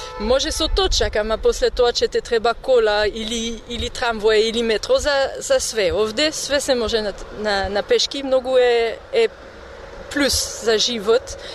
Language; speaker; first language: Macedonian; non-native, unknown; French